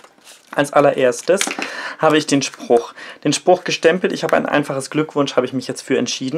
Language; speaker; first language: German; native; German